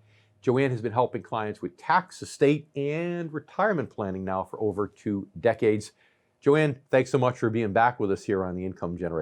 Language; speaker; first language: English; native; English